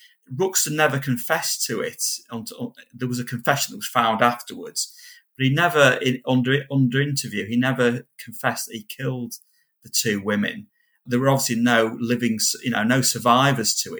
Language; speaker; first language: English; native; English